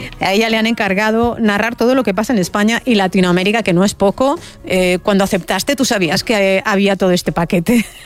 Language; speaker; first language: Spanish; native; Spanish